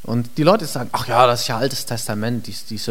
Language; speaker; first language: German; native; German